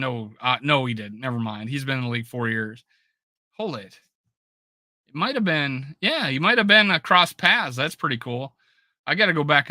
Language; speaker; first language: English; native; English